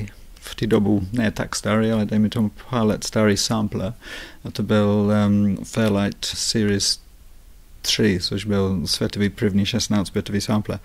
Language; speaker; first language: Czech; non-native, fluent; English